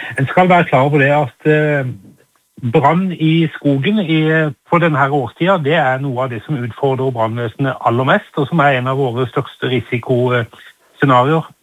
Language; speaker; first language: Norwegian; native; Norwegian